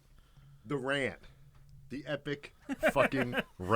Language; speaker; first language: English; native; English